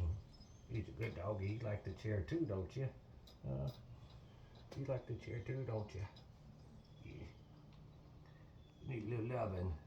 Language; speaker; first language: English; native; English